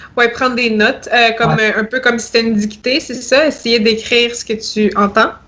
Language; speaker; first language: French; native; French